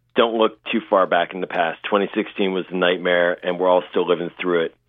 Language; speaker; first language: English; native; English